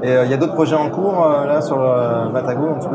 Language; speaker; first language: French; native; French